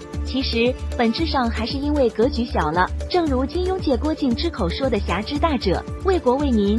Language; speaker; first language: Chinese; native; Chinese